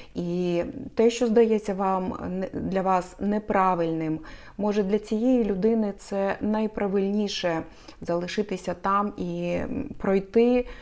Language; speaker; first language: Ukrainian; non-native, local second language; Russian